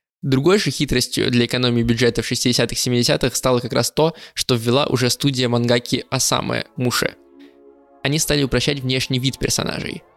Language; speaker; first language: Russian; native; Russian